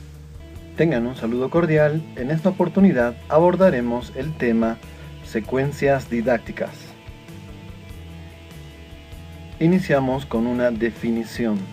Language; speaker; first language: Spanish; native; Spanish